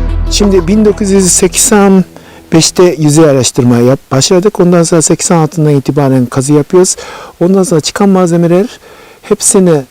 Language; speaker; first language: Turkish; non-native, fluent; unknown